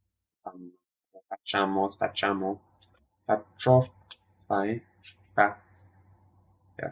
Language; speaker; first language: Italian; non-native, learner; English